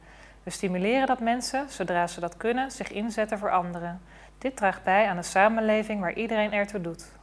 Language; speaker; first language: Dutch; native; Dutch